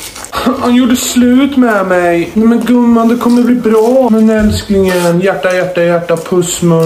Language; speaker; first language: Swedish; non-native, fluent; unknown